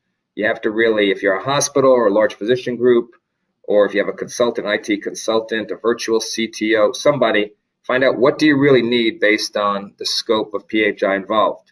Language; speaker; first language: English; native; English